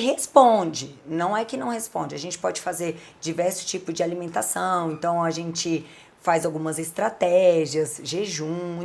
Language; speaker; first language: Portuguese; native; Portuguese